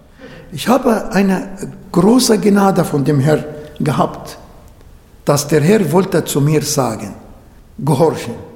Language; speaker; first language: German; non-native, fluent; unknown